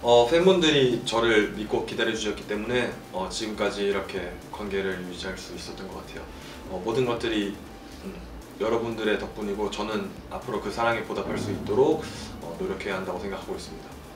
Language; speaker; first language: Korean; native; Korean